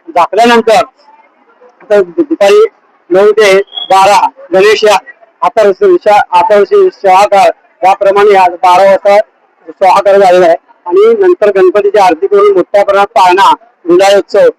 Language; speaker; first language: Marathi; native; Marathi